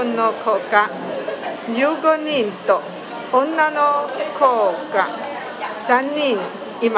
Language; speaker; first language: Japanese; non-native, learner; Chinese